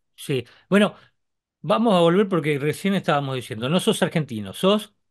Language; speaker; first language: Spanish; native; Spanish